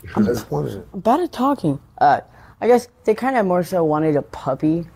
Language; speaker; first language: English; native; English